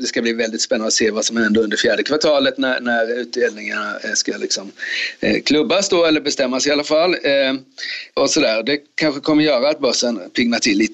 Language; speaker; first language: Swedish; native; Swedish